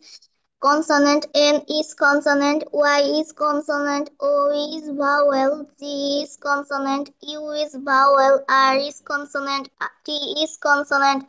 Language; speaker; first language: English; non-native, learner; Bangla